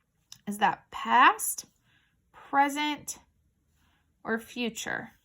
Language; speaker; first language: English; native; English